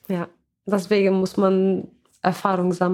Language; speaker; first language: German; non-native, learner; Arabic